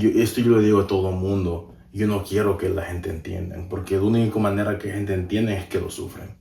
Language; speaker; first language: Spanish; early bilingual, heritage; Spanish